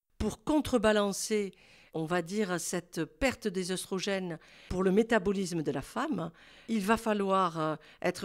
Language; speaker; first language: French; native; French